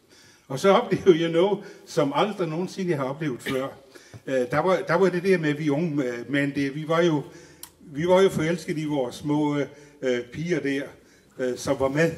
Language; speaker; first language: Danish; native; Danish